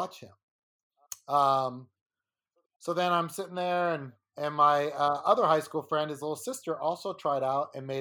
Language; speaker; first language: English; native; English